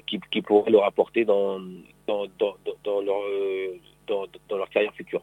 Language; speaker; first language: French; native; French